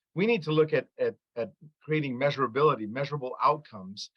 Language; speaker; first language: English; early bilingual, other home language; Arabic